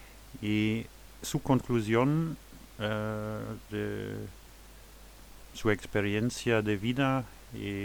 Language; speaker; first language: Spanish; non-native, fluent; German